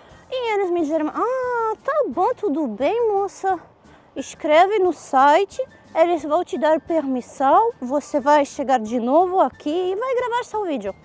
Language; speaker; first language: Portuguese; non-native, fluent; Armenian